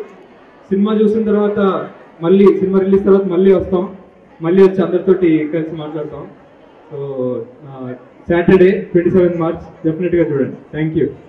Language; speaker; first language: Telugu; native; Telugu